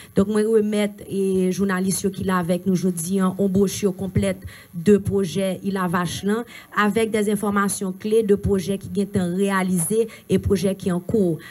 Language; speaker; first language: French; non-native, local second language; Haitian Creole